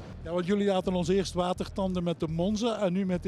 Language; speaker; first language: Dutch; native; Dutch